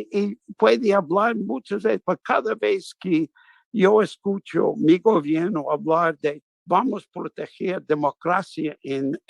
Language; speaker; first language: Spanish; non-native, fluent; English